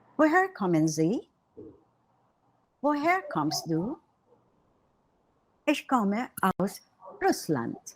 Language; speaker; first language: German; non-native, fluent; Filipino